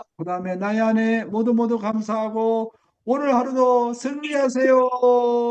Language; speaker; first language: Korean; native; Korean